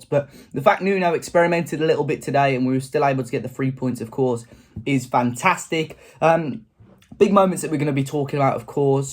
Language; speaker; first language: English; native; English